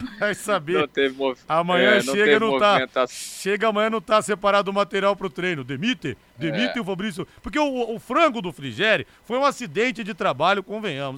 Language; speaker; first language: Portuguese; native; Portuguese